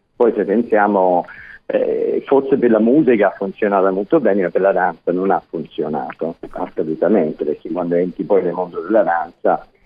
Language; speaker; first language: Italian; non-native, fluent; English